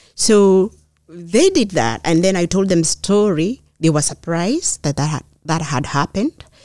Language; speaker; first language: English; non-native, local second language; Kikuyu